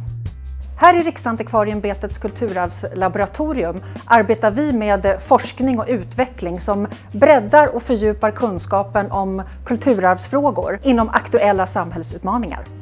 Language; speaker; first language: Swedish; native; Swedish